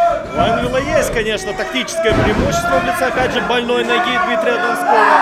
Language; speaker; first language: Russian; native; Russian